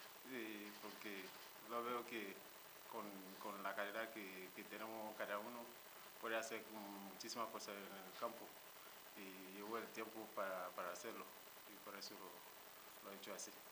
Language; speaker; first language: Spanish; non-native, learner; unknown